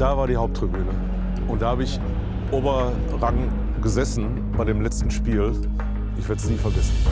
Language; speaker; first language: German; native; German